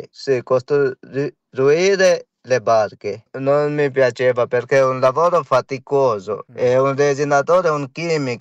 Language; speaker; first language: Italian; non-native, learner; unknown